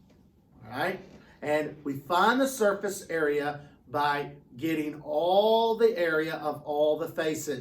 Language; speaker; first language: English; native; English